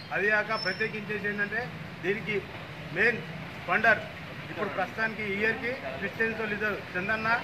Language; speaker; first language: Telugu; native; Telugu